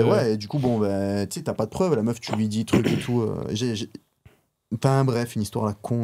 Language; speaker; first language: French; native; French